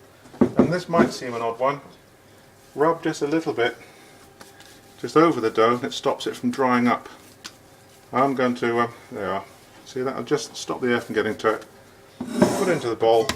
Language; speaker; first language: English; native; English